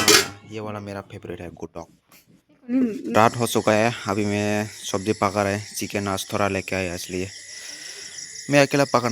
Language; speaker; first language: Hindi; non-native, local second language; Kok Borok